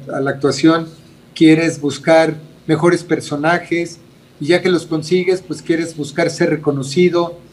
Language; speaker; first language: Spanish; native; Spanish